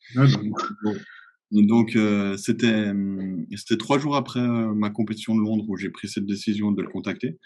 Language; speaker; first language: French; native; French